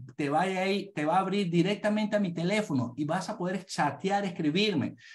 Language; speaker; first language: Spanish; native; Spanish